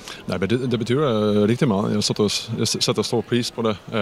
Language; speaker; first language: Danish; non-native, fluent; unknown